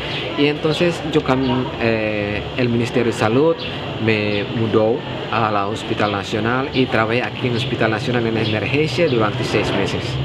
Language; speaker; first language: Spanish; non-native, fluent; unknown